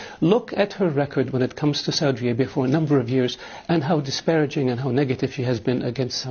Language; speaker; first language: English; non-native, fluent; Arabic